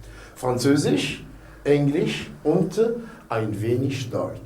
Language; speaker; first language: German; non-native, fluent; Arabic